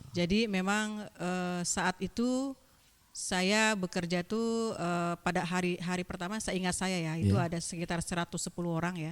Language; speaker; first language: Indonesian; native; Indonesian